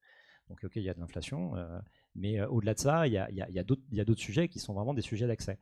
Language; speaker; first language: French; native; French